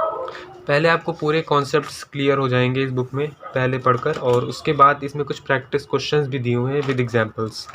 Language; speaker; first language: Hindi; native; Hindi